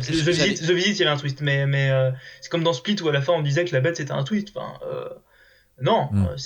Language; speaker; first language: French; native; French